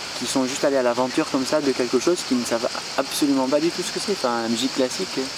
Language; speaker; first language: French; non-native, fluent; Arabic